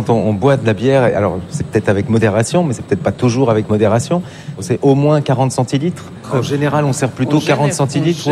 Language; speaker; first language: French; native; French